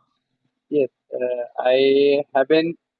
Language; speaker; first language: English; non-native, learner; Bangla